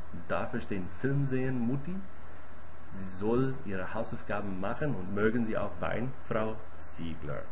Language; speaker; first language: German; non-native, fluent; English